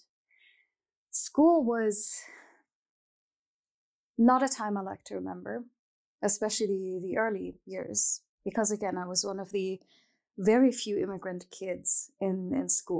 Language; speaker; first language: English; non-native, fluent; German